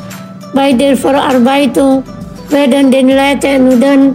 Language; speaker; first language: German; non-native, fluent; Indonesian